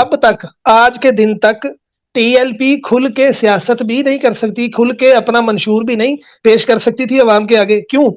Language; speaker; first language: Urdu; non-native, local second language; Punjabi